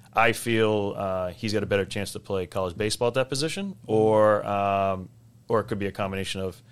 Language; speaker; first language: English; native; English